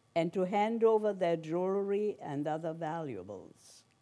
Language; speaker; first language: English; early bilingual, other home language; German